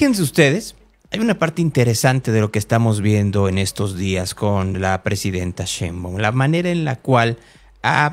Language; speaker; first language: Spanish; native; Spanish